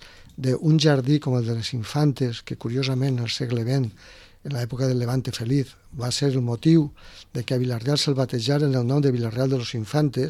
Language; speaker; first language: Catalan; native; Catalan